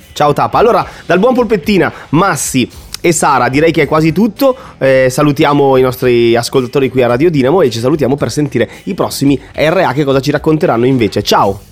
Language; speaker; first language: Italian; native; Italian